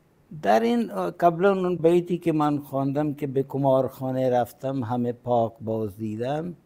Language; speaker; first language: Persian; non-native, fluent; Punjabi